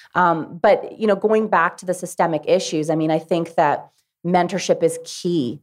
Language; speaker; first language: English; native; English